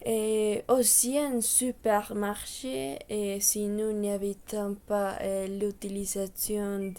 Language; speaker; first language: French; non-native, learner; Spanish